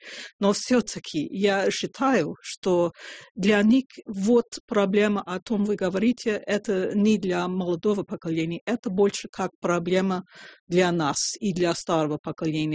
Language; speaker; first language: Russian; non-native, fluent; English